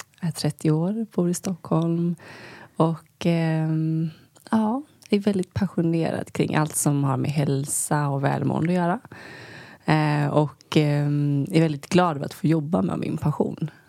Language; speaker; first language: Swedish; native; Swedish